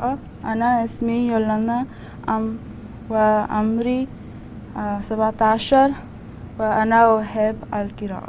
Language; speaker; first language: Arabic; non-native, learner; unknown